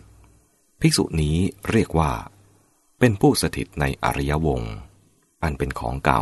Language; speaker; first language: Thai; native; Thai